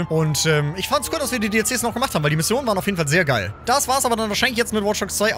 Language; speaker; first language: German; native; German